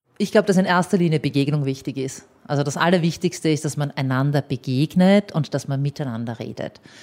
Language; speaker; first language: German; native; German